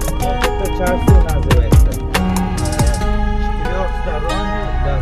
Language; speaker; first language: Russian; non-native, learner; Uzbek